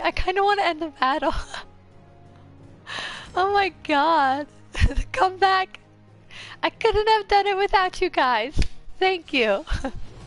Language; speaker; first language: English; early bilingual, other home language; Turkish